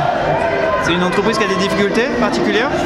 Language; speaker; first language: French; native; French